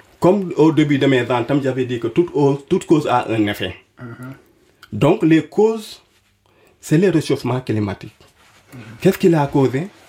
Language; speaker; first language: French; non-native, local second language; Wolof